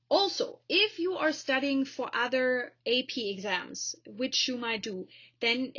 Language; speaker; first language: English; non-native, fluent; German